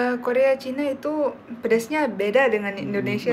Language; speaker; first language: Indonesian; non-native, local second language; Korean